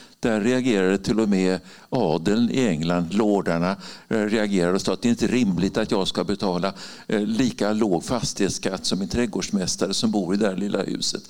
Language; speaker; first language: Swedish; native; Swedish